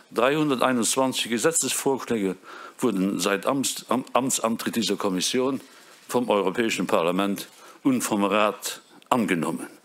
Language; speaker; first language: German; non-native, local second language; Luxembourgish